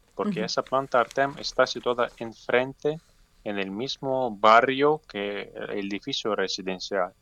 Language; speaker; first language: Spanish; non-native, fluent; Ukrainian